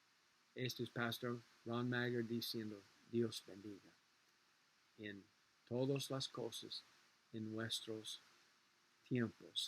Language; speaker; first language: Spanish; non-native, learner; English